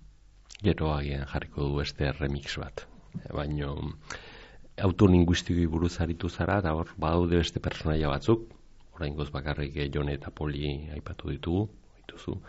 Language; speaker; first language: Basque; native; Basque